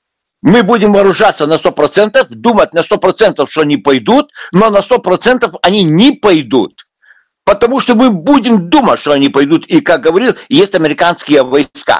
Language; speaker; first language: Russian; non-native, local second language; Lithuanian